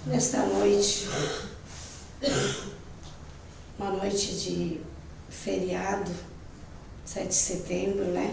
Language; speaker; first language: Portuguese; native; Portuguese